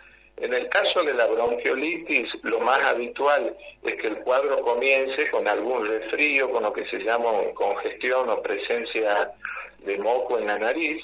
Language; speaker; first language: Spanish; native; Spanish